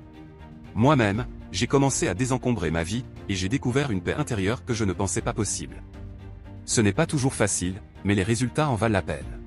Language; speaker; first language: French; native; French